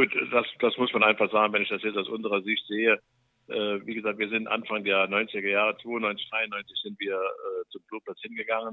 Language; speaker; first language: German; native; German